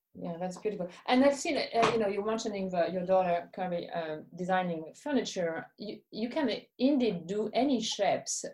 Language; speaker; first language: English; non-native, fluent; French